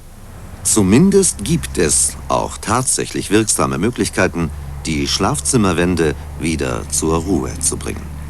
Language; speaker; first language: German; native; German